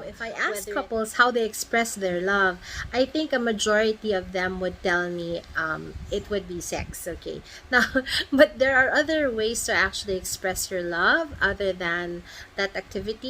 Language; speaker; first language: English; non-native, local second language; Filipino